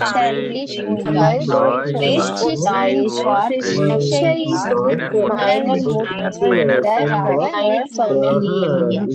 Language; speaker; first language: German; non-native, learner; Tamil